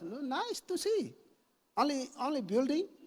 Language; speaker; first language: English; non-native, learner; Indonesian